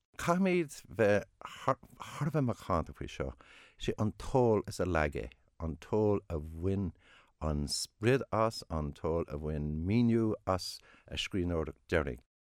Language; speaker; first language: Irish; non-native, local second language; English